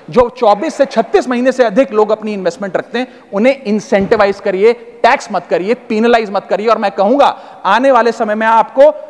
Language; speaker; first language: Hindi; native; Hindi